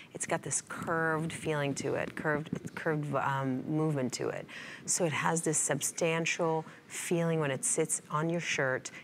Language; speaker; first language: English; non-native, fluent; Hebrew